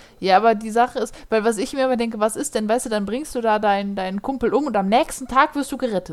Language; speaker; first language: German; native; German